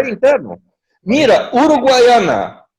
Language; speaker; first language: Spanish; non-native, learner; Portuguese